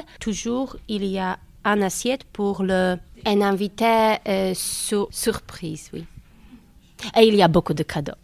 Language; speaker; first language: French; non-native, learner; Polish